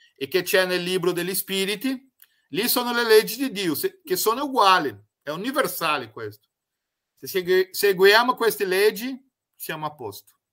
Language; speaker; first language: Italian; non-native, fluent; Portuguese